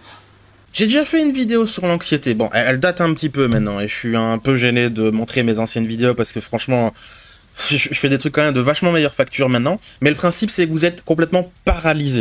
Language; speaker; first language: French; native; French